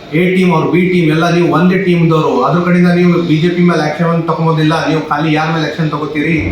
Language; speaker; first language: Kannada; non-native, local second language; Urdu